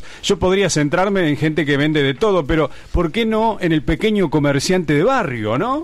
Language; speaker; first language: Spanish; native; Spanish